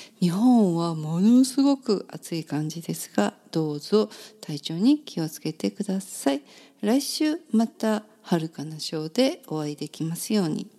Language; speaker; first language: Japanese; native; Japanese